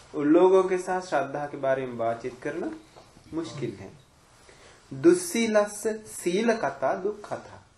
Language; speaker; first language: Hindi; non-native, fluent; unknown